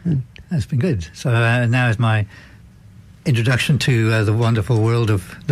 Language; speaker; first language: English; native; English